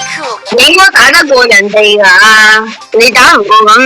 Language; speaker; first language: Chinese; early bilingual, heritage; Cantonese